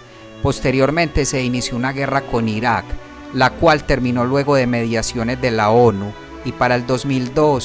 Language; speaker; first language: Spanish; native; Spanish